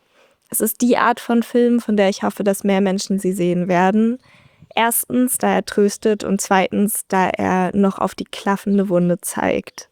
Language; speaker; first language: German; native; German